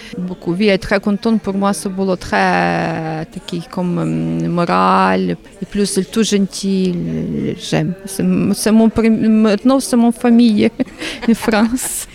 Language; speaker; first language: French; non-native, learner; Ukrainian